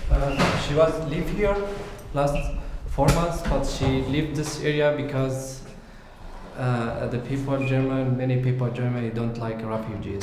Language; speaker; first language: English; non-native, learner; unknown